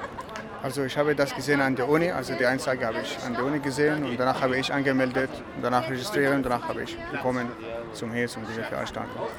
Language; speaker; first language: German; non-native, learner; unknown